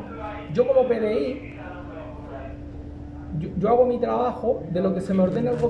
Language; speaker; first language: Spanish; native; Spanish